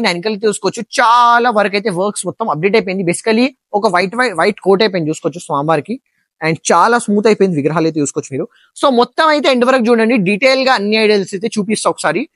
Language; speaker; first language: Telugu; non-native, local second language; Hindi